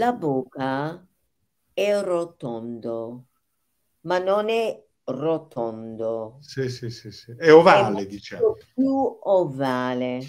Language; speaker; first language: Italian; non-native, fluent; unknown